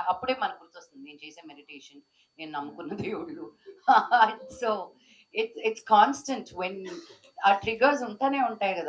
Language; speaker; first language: Telugu; native; Telugu